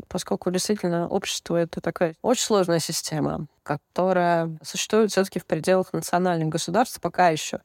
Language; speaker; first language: Russian; native; Russian